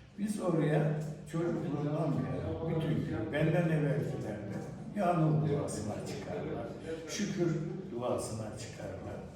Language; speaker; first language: Turkish; native; Turkish